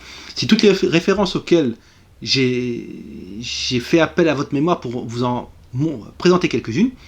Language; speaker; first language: French; native; French